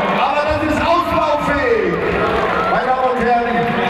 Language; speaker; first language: German; native; German